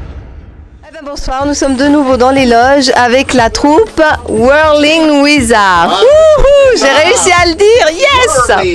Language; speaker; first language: French; native; French